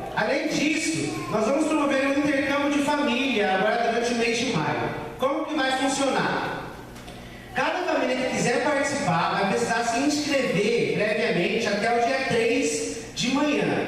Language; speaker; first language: Portuguese; native; Portuguese